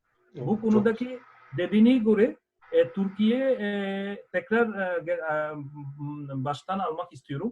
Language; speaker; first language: Turkish; non-native, fluent; Bangla